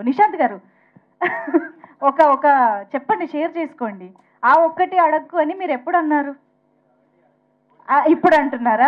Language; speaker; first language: Telugu; native; Telugu